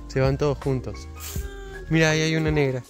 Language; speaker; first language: Spanish; native; Spanish